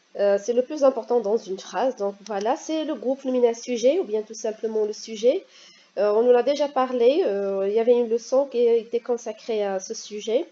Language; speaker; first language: French; non-native, local second language; Arabic